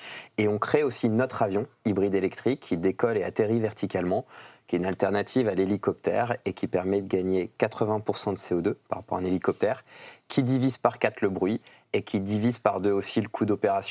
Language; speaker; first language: French; native; French